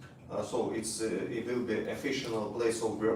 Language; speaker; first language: English; non-native, learner; Russian